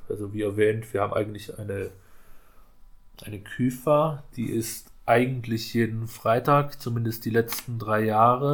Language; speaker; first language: German; native; German